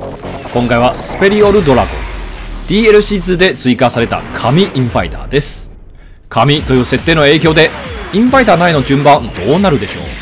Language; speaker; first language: Japanese; non-native, fluent; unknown